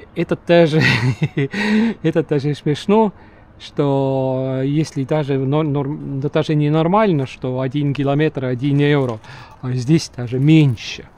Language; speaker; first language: Russian; non-native, local second language; Estonian